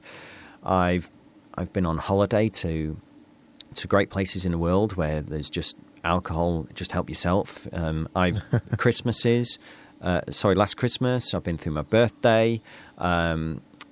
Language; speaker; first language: English; native; English